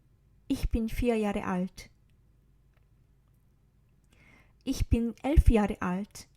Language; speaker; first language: German; non-native, learner; Korean